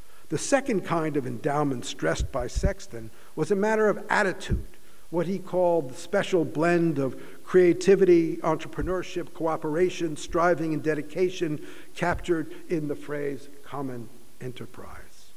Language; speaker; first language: English; native; English